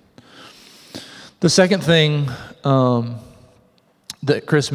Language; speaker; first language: English; native; English